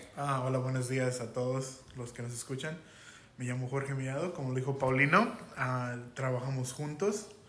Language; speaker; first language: Spanish; native; Spanish